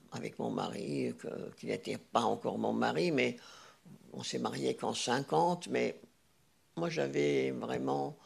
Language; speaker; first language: French; non-native, fluent; Hungarian